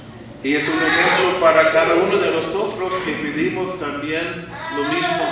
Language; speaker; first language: Spanish; non-native, fluent; English